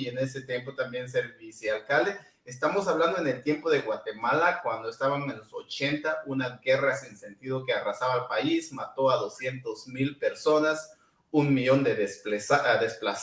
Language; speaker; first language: Spanish; non-native, local second language; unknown